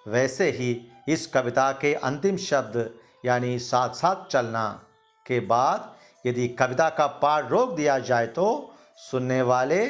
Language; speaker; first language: Hindi; non-native, local second language; Malayalam